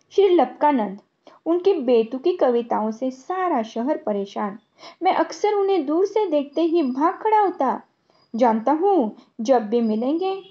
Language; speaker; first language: Hindi; non-native, local second language; Marathi